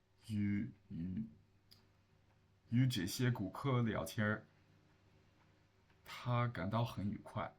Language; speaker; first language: Chinese; non-native, learner; English